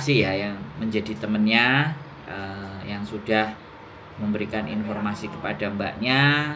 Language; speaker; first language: Indonesian; non-native, local second language; Javanese